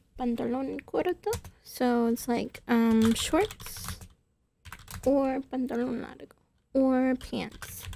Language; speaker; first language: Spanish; non-native, fluent; English